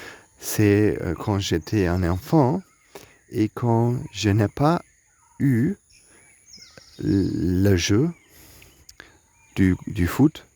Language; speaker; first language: French; non-native, learner; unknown